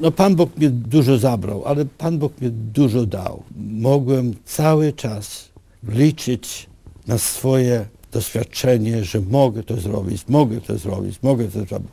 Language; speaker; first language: Polish; early bilingual, other home language; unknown